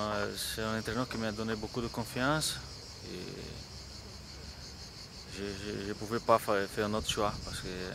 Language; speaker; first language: French; non-native, fluent; Portuguese